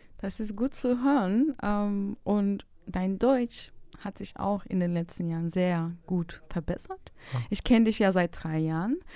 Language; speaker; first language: German; early bilingual, other home language; Turkish